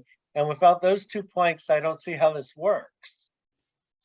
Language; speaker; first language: English; native; English